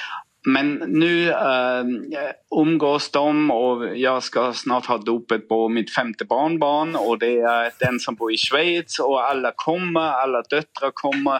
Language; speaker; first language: Swedish; non-native, fluent; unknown